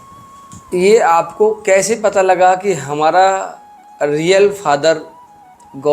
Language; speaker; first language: Hindi; native; Hindi